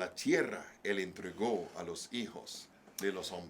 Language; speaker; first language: Spanish; non-native, learner; English